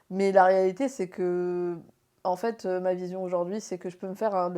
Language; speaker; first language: French; native; French